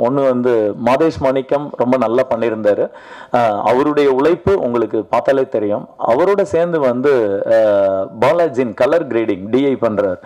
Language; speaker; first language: Tamil; native; Tamil